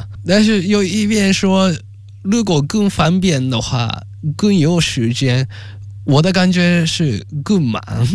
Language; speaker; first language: Chinese; non-native, fluent; Japanese